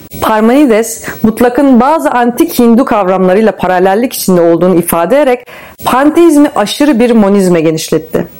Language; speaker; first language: Turkish; native; Turkish